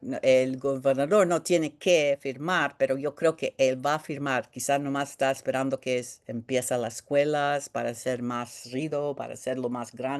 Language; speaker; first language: Spanish; early bilingual, heritage; Spanish